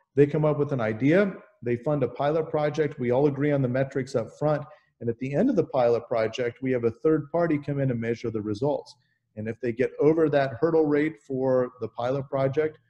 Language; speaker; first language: English; native; English